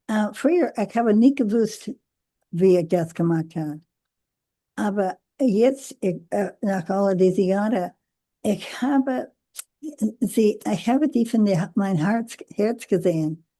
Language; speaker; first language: German; non-native, learner; English